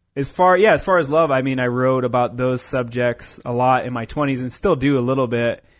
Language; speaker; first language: English; native; English